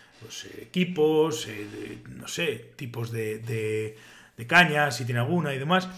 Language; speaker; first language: Spanish; native; Spanish